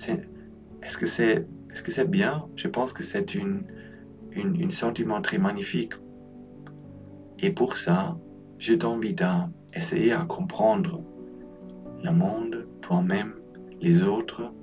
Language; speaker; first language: French; non-native, learner; Polish